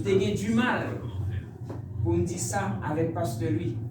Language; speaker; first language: French; non-native, local second language; Haitian Creole